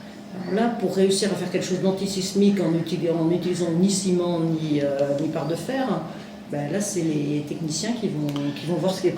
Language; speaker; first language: French; native; French